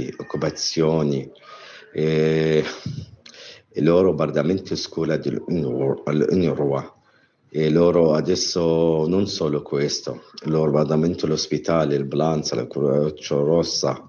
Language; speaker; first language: Italian; non-native, learner; Arabic